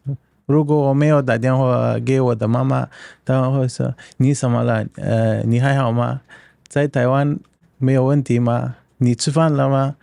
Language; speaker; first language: Chinese; non-native, learner; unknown